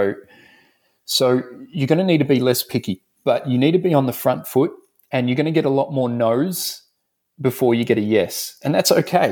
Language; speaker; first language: English; native; English